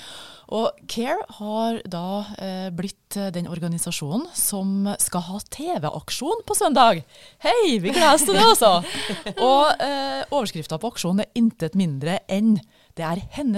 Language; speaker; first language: Norwegian; native; Norwegian